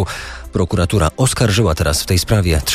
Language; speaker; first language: Polish; native; Polish